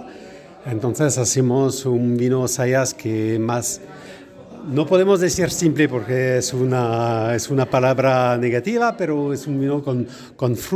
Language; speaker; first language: Spanish; non-native, fluent; French